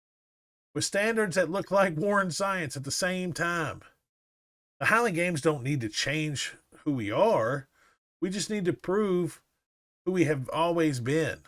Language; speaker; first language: English; native; English